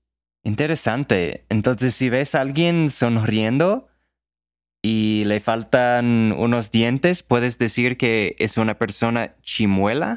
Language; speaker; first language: Spanish; non-native, fluent; English